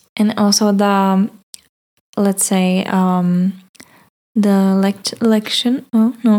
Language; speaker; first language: English; non-native, learner; Czech